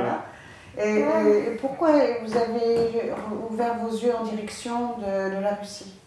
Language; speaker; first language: French; native; French